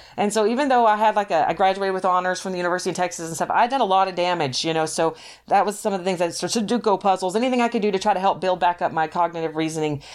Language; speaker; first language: English; native; English